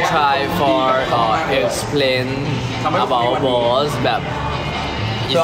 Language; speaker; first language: English; non-native, learner; Thai